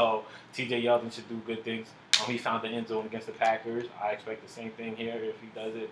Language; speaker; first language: English; native; English